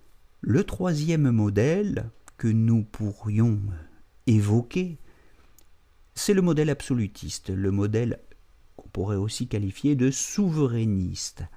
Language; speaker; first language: French; native; French